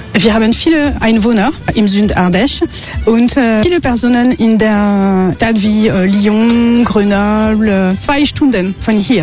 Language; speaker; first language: German; non-native, learner; French